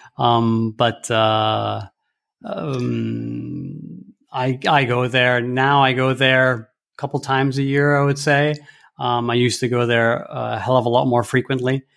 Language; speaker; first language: English; early bilingual, heritage; English